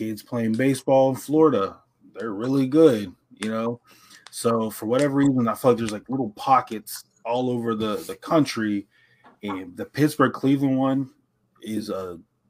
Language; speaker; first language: English; native; English